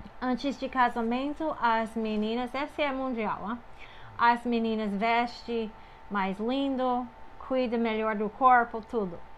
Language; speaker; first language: Portuguese; non-native, fluent; English